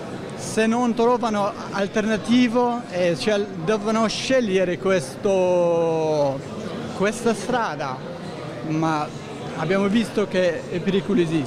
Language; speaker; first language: Italian; non-native, learner; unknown